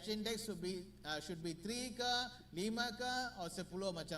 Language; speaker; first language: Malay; non-native, learner; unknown